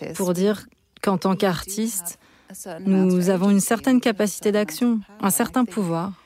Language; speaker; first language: French; early bilingual, other home language; Arabic